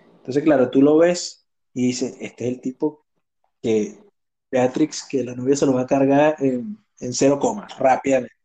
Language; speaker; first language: Spanish; native; Spanish